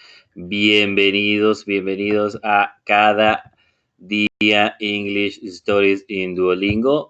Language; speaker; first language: Spanish; non-native, fluent; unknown